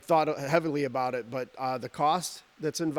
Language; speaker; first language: English; native; English